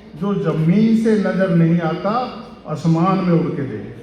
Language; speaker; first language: Hindi; non-native, local second language; Punjabi